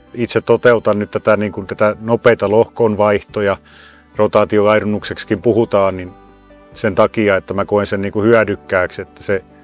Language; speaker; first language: Finnish; native; Finnish